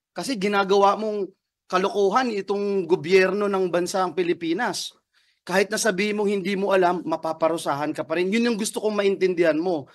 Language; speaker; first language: Filipino; native; Filipino